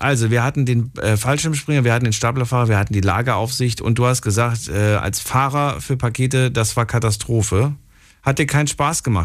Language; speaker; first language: German; native; German